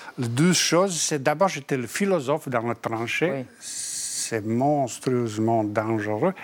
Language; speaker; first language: French; non-native, fluent; Bosnian